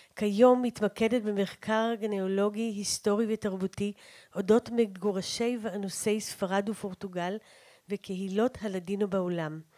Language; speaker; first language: Hebrew; native; Hebrew